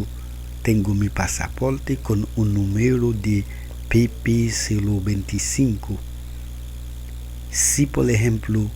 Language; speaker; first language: Spanish; non-native, learner; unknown